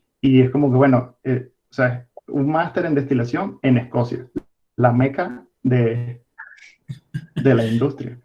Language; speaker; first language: Spanish; native; Spanish